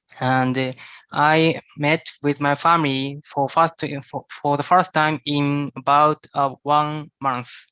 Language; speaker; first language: English; non-native, learner; Japanese